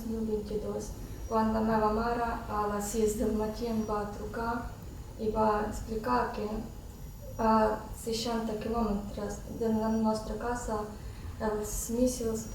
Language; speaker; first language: Catalan; non-native, learner; Ukrainian